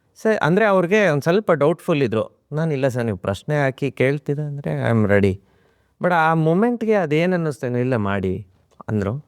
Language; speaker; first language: Kannada; native; Kannada